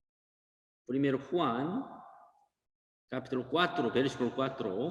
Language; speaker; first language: Spanish; non-native, learner; Korean